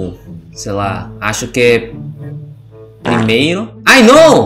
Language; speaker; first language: Portuguese; non-native, learner; Indonesian